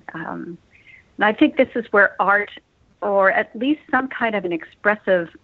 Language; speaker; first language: English; native; English